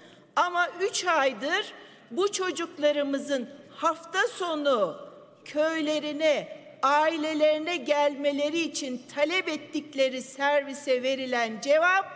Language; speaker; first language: Turkish; native; Turkish